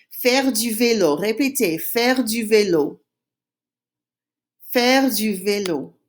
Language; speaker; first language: French; non-native, fluent; English